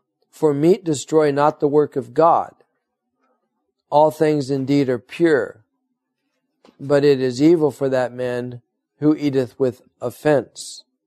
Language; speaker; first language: English; native; English